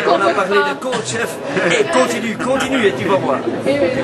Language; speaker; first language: French; non-native, local second language; Dutch